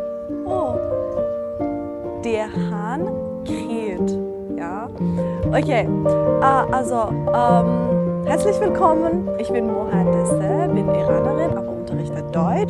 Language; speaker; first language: German; non-native, fluent; Persian